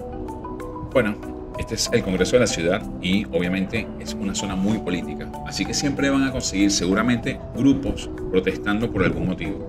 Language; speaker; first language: Spanish; native; Spanish